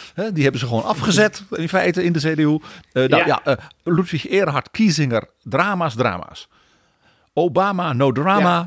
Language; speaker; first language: Dutch; native; Dutch